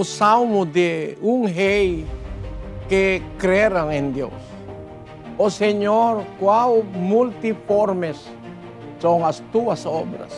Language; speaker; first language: Portuguese; non-native, learner; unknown